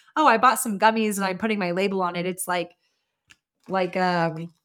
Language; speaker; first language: English; native; English